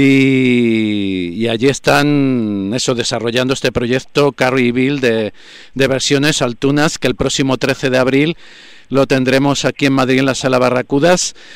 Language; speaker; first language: Spanish; native; Spanish